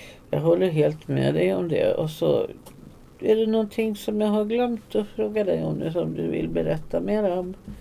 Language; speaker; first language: Swedish; native; Swedish